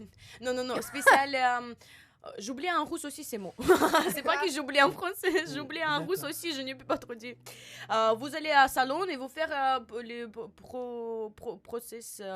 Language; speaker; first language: French; non-native, learner; Russian